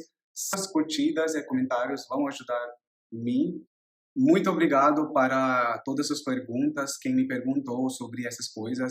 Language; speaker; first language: Portuguese; non-native, learner; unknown